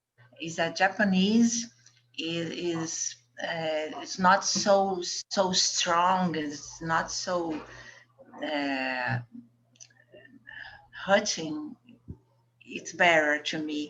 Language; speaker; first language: English; non-native, learner; Portuguese